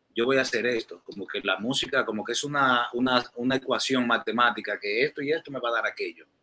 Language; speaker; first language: Spanish; native; Spanish